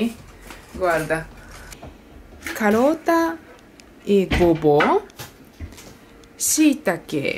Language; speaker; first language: Italian; non-native, learner; Japanese